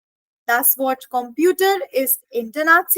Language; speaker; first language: German; non-native, fluent; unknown